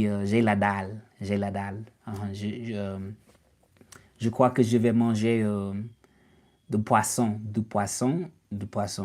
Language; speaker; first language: French; non-native, learner; English